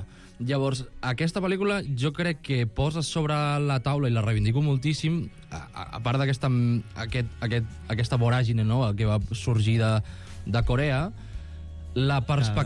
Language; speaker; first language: Catalan; native; Catalan